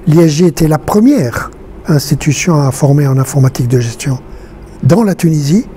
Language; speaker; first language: French; non-native, local second language; Arabic